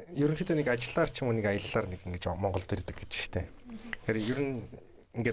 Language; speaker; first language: Mongolian; native; Mongolian